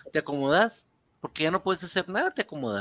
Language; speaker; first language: Spanish; native; Spanish